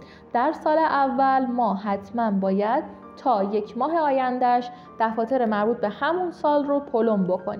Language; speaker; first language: Persian; native; Persian